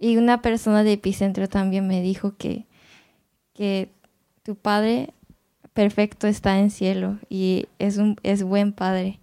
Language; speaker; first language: Spanish; non-native, learner; Japanese